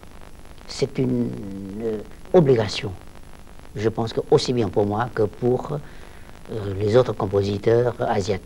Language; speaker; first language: French; non-native, local second language; Vietnamese